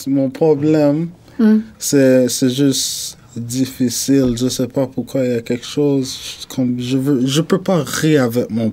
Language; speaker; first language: French; non-native, fluent; English